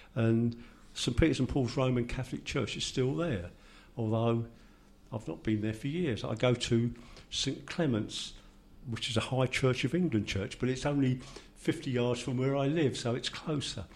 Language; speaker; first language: English; native; English